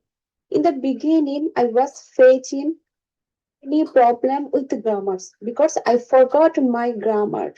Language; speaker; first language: English; non-native, learner; Bangla